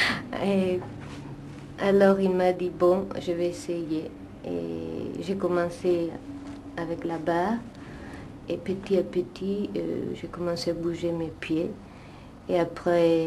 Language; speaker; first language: French; non-native, fluent; Italian